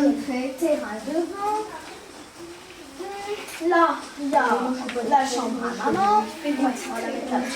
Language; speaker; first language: French; native; French